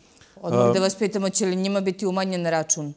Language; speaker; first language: Serbian; native; Serbian